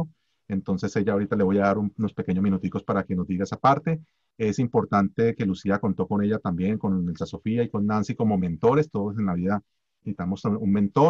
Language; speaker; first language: Spanish; native; Spanish